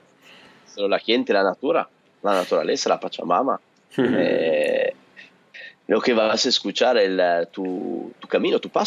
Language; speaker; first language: Spanish; non-native, fluent; Italian